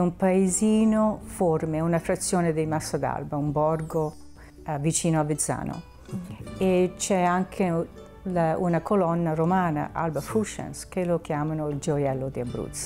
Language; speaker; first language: Italian; early bilingual, heritage; Italian